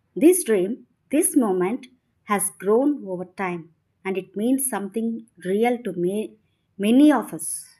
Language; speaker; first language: English; non-native, local second language; Telugu